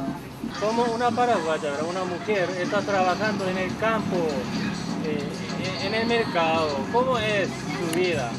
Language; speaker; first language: Spanish; non-native, learner; Korean